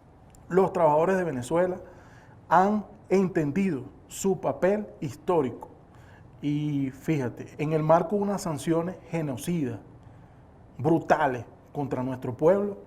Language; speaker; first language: Spanish; native; Spanish